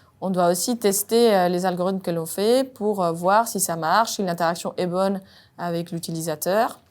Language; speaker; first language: French; non-native, fluent; Spanish